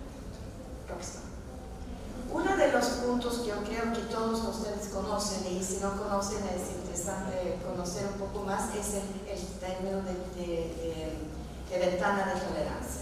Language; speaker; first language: Spanish; non-native, fluent; Norwegian